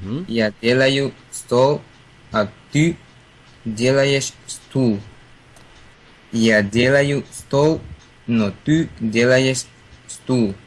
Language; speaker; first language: Russian; non-native, learner; Spanish